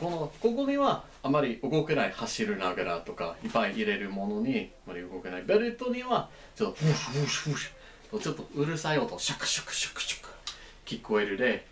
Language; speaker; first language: Japanese; non-native, learner; English